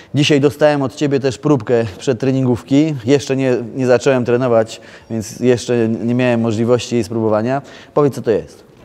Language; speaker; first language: Polish; native; Polish